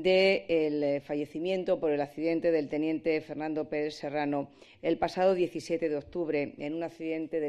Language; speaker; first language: Spanish; native; Spanish